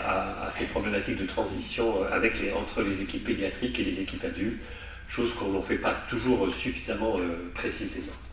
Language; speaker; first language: French; native; French